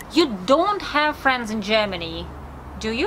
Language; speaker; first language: English; non-native, fluent; Russian